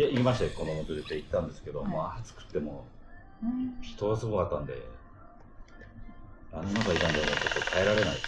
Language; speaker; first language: Japanese; native; Japanese